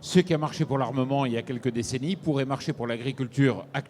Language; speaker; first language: French; native; French